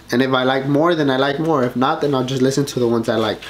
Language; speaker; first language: English; early bilingual, other home language; Spanish